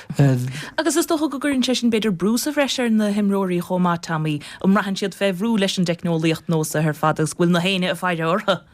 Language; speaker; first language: Irish; native; Irish